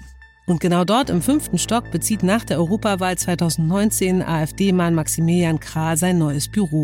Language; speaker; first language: German; native; German